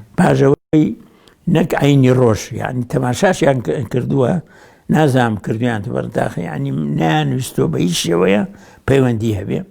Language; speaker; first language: Central Kurdish; native; Central Kurdish